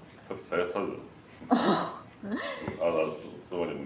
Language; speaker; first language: Indonesian; non-native, learner; Japanese